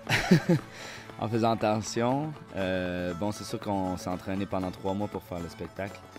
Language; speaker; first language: French; native; French